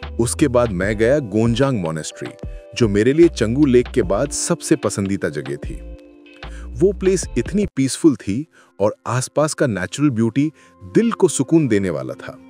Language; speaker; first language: Hindi; non-native, fluent; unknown